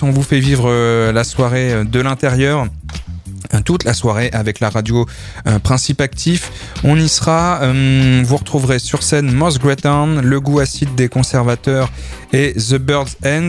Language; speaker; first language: French; native; French